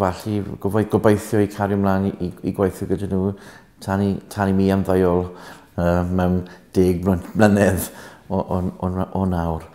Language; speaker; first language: Welsh; non-native, local second language; English